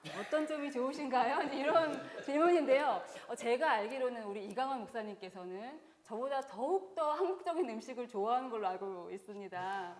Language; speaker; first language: Korean; native; Korean